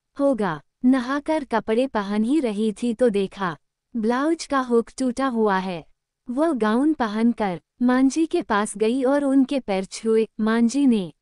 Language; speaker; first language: Hindi; native; Hindi